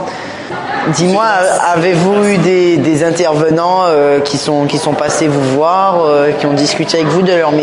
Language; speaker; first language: French; native; French